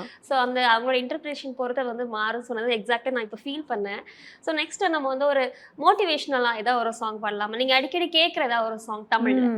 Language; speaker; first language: Tamil; native; Tamil